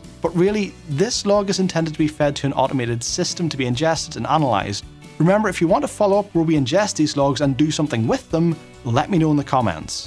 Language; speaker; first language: English; native; English